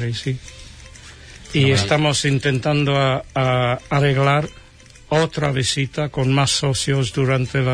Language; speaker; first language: Spanish; non-native, fluent; English